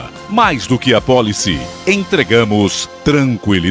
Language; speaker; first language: Portuguese; native; Portuguese